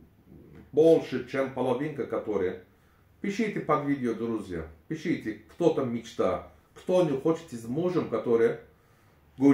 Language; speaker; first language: Russian; non-native, learner; Turkish